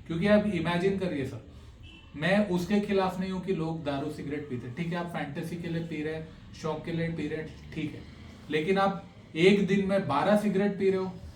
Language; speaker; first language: Hindi; native; Hindi